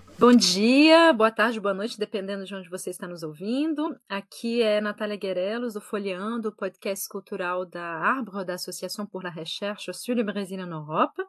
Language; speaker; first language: Portuguese; native; Portuguese